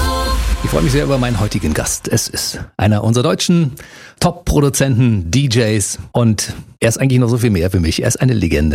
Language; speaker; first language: German; native; German